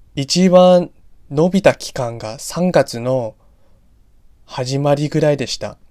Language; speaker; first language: Japanese; non-native, fluent; English